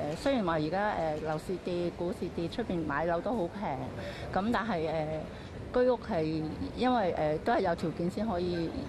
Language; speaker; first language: Chinese; early bilingual, heritage; Chinese